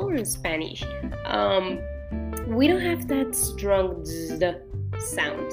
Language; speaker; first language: English; non-native, fluent; Spanish